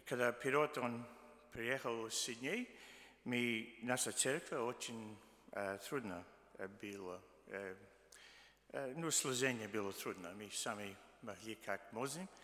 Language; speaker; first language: Russian; early bilingual, heritage; Russian